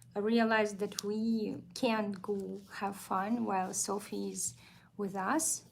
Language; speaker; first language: English; non-native, fluent; Russian